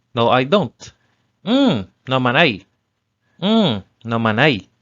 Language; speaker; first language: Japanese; non-native, learner; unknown